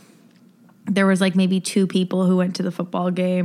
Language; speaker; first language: English; native; English